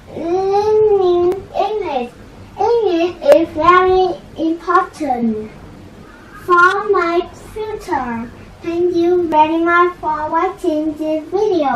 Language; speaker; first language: English; non-native, learner; Vietnamese